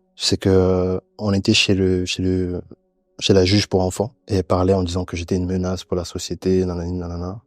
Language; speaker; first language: French; early bilingual, other home language; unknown